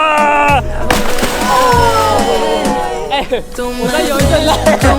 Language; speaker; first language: Chinese; native; Chinese